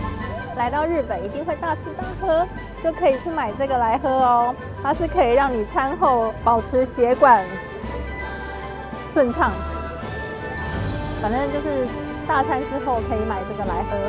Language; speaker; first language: Chinese; native; Chinese